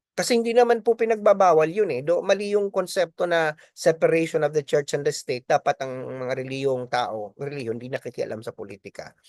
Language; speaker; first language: Filipino; non-native, local second language; Bikol